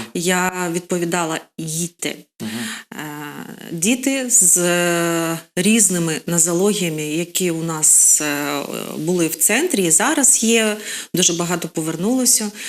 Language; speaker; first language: Ukrainian; non-native, local second language; Russian